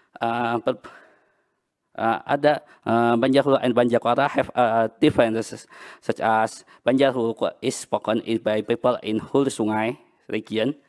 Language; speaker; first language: English; non-native, learner; Banjar